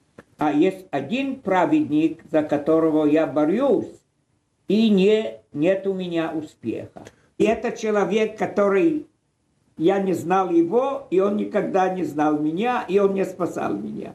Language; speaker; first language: Russian; non-native, fluent; Polish